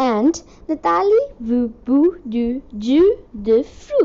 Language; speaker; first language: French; non-native, learner; Hindi